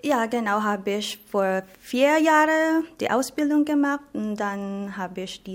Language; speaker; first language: German; non-native, learner; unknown